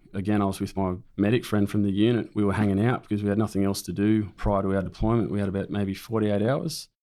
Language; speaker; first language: English; native; English